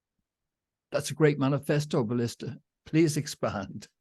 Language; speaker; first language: English; native; English